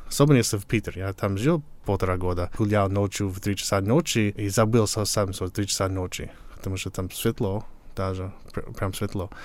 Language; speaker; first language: Russian; non-native, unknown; English